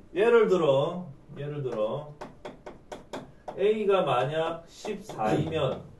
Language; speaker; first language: Korean; native; Korean